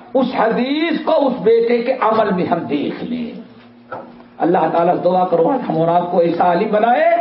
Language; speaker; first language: Urdu; native; Urdu